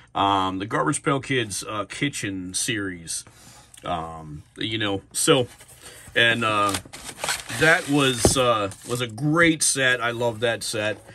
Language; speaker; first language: English; native; English